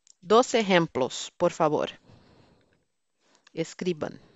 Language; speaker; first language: Spanish; non-native, fluent; Portuguese